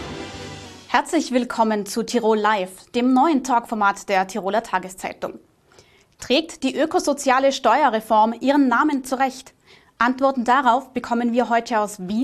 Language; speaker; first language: German; native; German